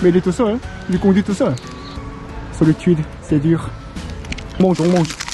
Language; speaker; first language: French; non-native, learner; Korean